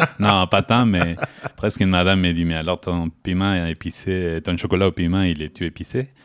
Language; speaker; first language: French; non-native, fluent; Spanish